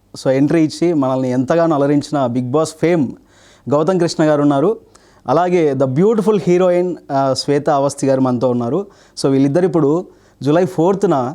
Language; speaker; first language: Telugu; native; Telugu